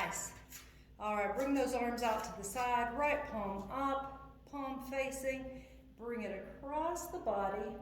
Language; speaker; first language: English; native; English